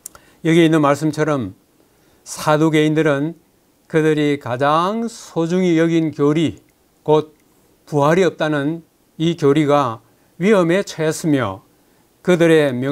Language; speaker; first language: Korean; native; Korean